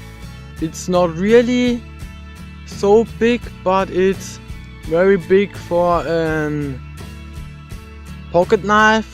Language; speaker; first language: English; non-native, fluent; German